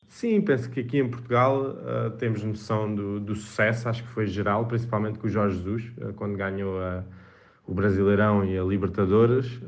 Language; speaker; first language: Portuguese; native; Portuguese